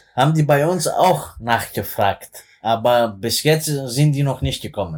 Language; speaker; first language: German; non-native, fluent; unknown